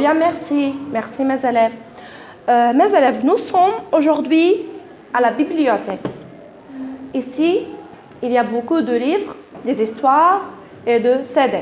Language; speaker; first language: French; non-native, fluent; Arabic